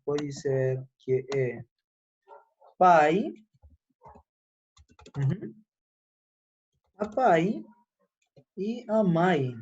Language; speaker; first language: Portuguese; non-native, fluent; Spanish